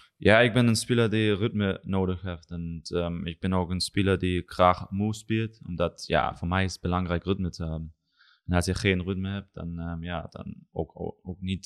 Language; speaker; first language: Dutch; non-native, learner; German